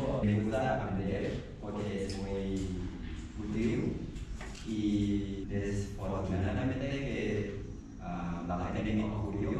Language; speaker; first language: Spanish; non-native, learner; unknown